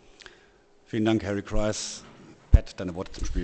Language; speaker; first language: German; native; German